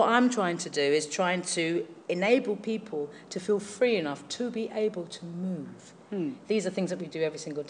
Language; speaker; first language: English; native; English